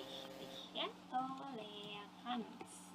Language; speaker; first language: German; non-native, fluent; Indonesian